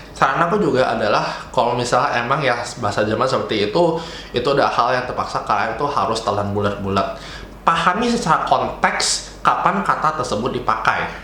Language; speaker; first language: Indonesian; native; Indonesian